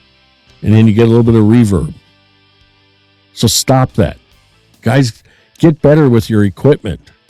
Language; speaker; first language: English; native; English